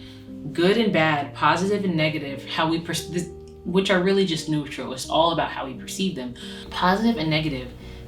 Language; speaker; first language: English; native; English